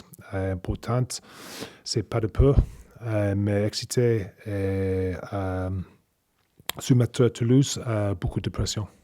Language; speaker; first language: French; non-native, learner; English